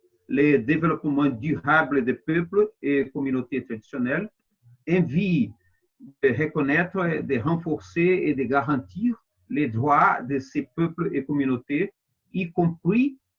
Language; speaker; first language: French; non-native, fluent; Portuguese